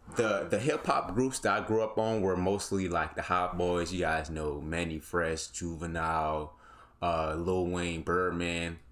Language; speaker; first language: English; native; English